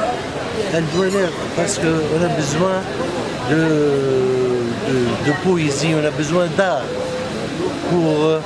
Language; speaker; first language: French; non-native, local second language; Arabic